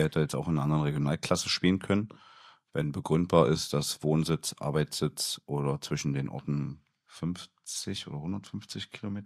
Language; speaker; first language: German; native; German